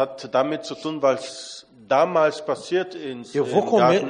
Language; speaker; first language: German; non-native, fluent; Portuguese